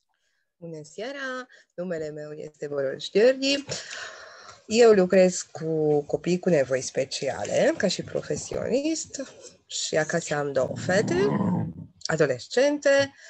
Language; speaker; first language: Romanian; non-native, local second language; Hungarian